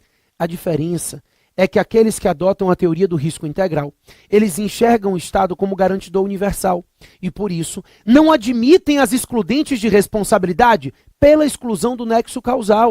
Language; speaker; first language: Portuguese; native; Portuguese